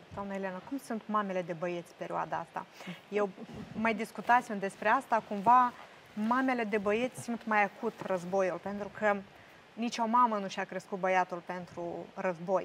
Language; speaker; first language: Romanian; native; Romanian